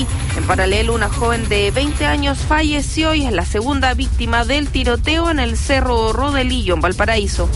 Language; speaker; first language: Spanish; native; Spanish